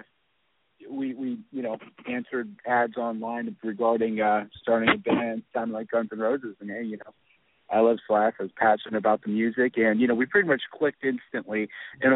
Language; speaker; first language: English; native; English